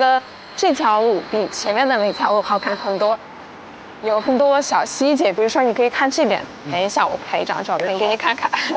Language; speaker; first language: Chinese; non-native, fluent; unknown